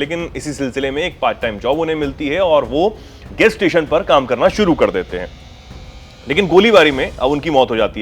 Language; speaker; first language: Hindi; native; Hindi